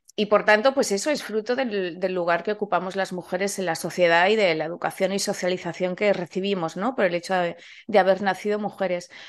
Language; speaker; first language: Spanish; non-native, local second language; Catalan